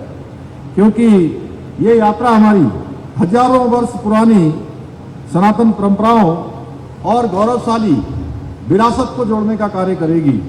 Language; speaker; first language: Hindi; native; Hindi